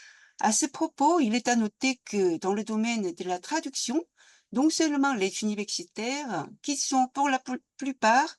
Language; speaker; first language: French; non-native, fluent; Korean